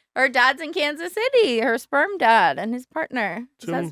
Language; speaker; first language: English; native; English